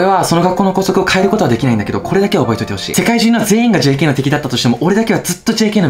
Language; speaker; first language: Japanese; native; Japanese